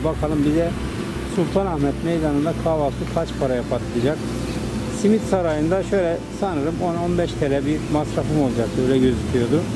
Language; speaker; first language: Turkish; native; Turkish